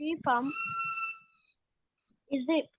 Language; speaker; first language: English; non-native, learner; Vietnamese